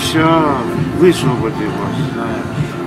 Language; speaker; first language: Russian; non-native, local second language; Lithuanian